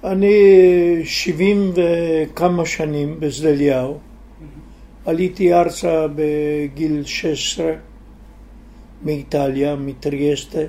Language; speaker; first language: Hebrew; non-native, fluent; Italian